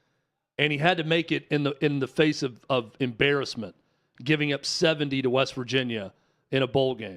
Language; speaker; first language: English; native; English